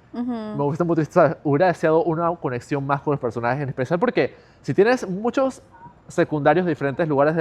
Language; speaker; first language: Spanish; native; Spanish